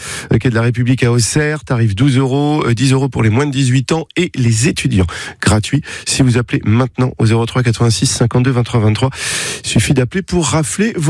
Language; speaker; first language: French; native; French